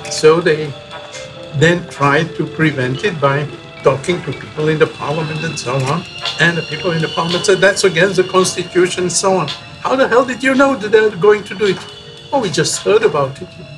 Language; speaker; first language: English; non-native, fluent; Bulgarian